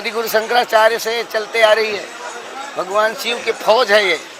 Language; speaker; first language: Hindi; native; Hindi